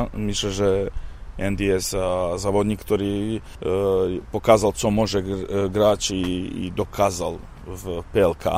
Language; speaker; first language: Polish; non-native, fluent; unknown